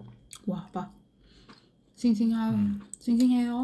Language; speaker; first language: Korean; non-native, learner; Vietnamese